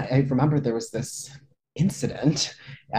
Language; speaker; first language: English; early bilingual, other home language; Spanish